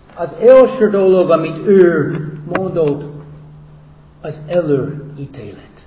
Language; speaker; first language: Hungarian; non-native, fluent; English